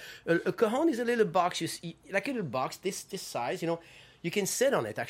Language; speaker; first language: English; non-native, fluent; French